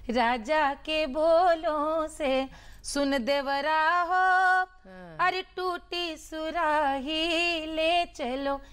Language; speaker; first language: Hindi; native; Hindi